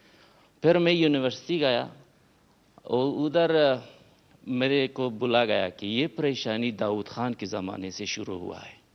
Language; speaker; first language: Hindi; non-native, fluent; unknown